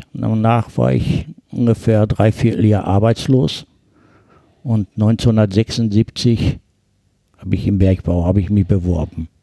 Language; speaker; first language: German; early bilingual, other home language; Turkish